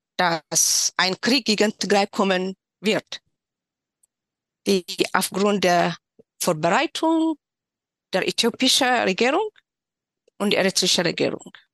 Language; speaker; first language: German; non-native, learner; Tigrinya